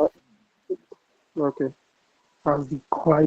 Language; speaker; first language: German; non-native, learner; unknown